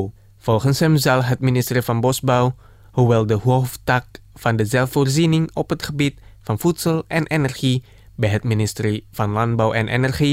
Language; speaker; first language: Dutch; non-native, fluent; Indonesian